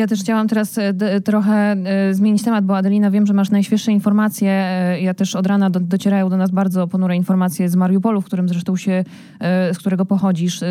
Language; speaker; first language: Polish; native; Polish